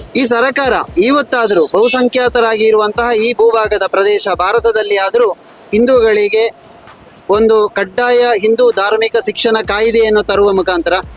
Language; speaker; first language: Kannada; native; Kannada